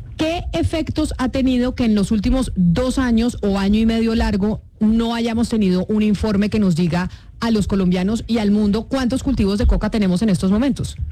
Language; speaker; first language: Spanish; native; Spanish